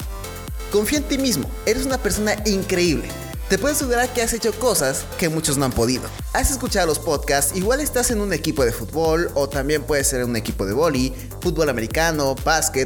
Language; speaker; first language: Spanish; native; Spanish